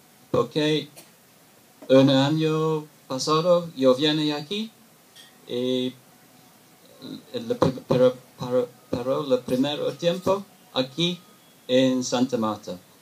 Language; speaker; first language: Spanish; non-native, learner; English